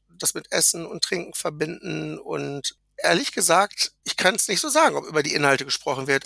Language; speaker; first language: German; native; German